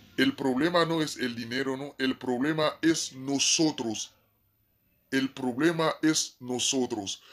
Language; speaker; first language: Spanish; non-native, fluent; Haitian Creole